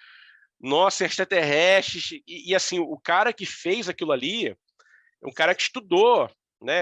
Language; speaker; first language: Portuguese; native; Portuguese